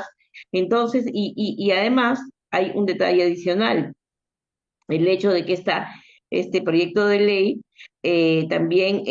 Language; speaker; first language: Spanish; native; Spanish